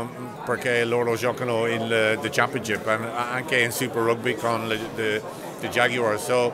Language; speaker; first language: Italian; non-native, learner; English